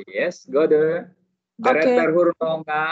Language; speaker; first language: Swedish; non-native, learner; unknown